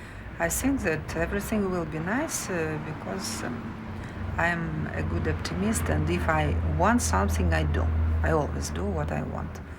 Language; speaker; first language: English; non-native, learner; Russian